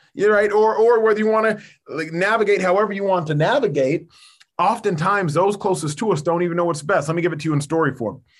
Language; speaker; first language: English; early bilingual, other home language; Yoruba